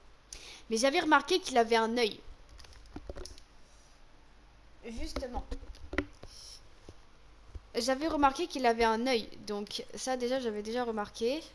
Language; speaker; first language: French; native; French